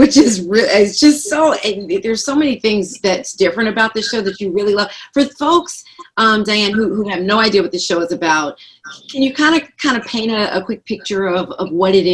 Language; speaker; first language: English; native; English